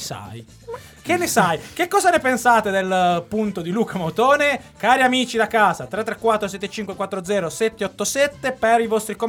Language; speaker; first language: Italian; native; Italian